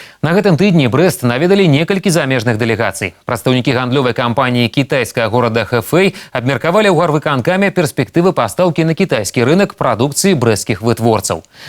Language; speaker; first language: Belarusian; native; Belarusian